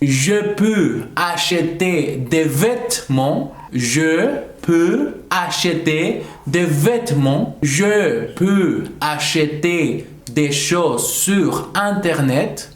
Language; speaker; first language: French; non-native, fluent; Spanish